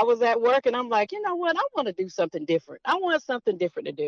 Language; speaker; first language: English; native; English